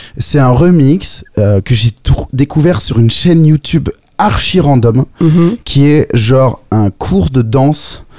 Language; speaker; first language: French; native; French